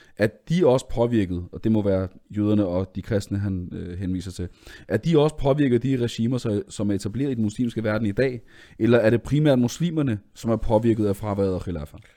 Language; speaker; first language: Danish; early bilingual, other home language; Arabic